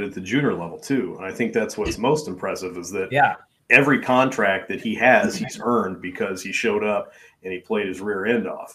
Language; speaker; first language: English; native; English